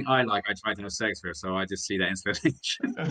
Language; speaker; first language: English; native; English